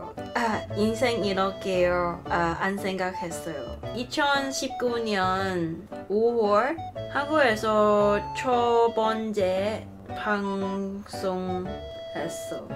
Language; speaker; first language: Korean; non-native, learner; Cantonese